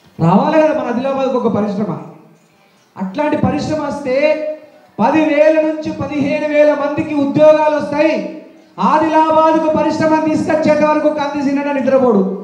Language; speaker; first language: Telugu; native; Telugu